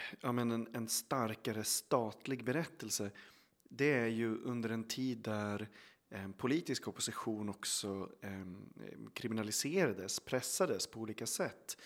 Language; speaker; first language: Swedish; native; Swedish